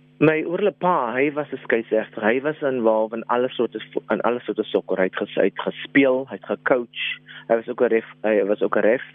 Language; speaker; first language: Afrikaans; non-native, local second language; English